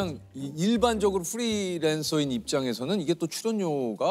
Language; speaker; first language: Korean; native; Korean